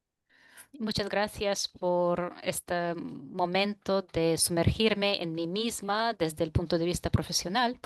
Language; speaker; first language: Spanish; non-native, fluent; Russian